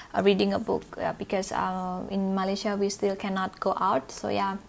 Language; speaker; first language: English; non-native, learner; Indonesian